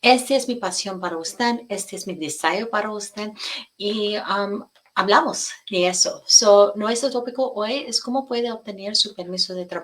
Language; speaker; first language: Spanish; non-native, fluent; English